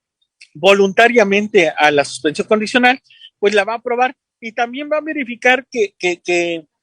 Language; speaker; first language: Spanish; native; Spanish